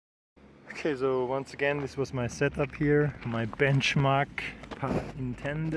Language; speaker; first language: English; non-native, fluent; German